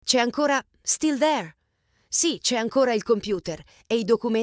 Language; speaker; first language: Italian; non-native, learner; English